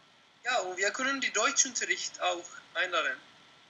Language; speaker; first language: German; non-native, learner; Spanish